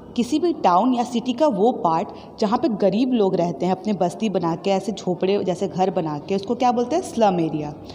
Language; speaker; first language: Hindi; native; Hindi